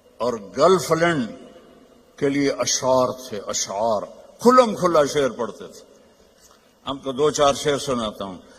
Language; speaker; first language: Urdu; non-native, local second language; Punjabi